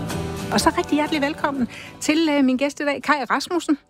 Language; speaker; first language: Danish; native; Danish